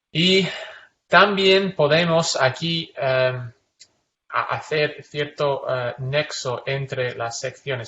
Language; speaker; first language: Spanish; non-native, fluent; English